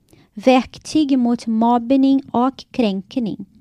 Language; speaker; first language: Swedish; non-native, fluent; Portuguese